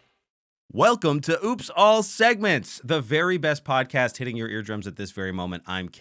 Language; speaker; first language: English; native; English